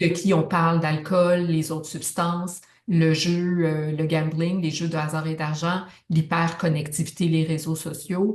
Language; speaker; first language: French; native; French